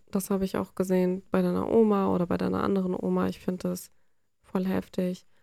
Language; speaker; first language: German; native; German